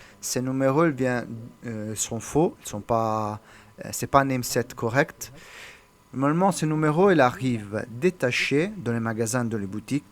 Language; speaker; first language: French; non-native, learner; Italian